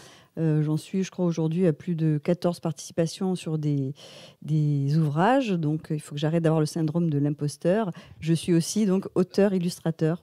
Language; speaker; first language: French; native; French